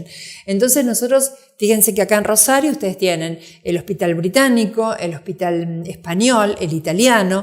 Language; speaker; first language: Spanish; native; Spanish